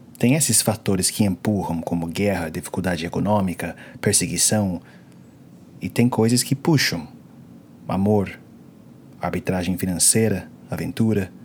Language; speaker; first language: Portuguese; non-native, fluent; English